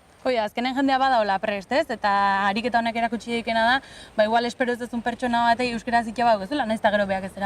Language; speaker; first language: Basque; native; Basque